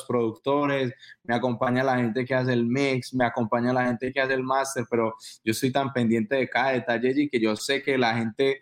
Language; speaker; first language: Spanish; native; Spanish